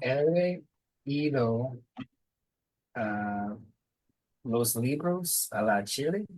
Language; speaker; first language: Spanish; non-native, learner; English